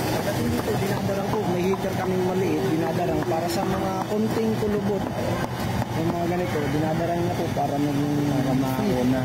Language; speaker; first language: Filipino; native; Filipino